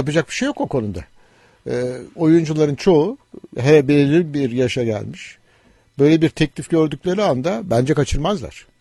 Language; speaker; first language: Turkish; native; Turkish